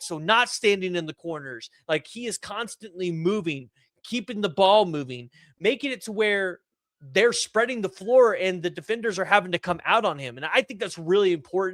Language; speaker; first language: English; native; English